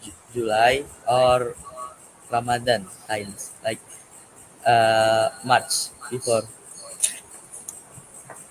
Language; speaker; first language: English; non-native, learner; Indonesian